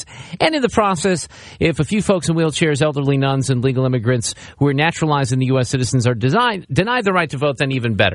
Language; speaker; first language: English; native; English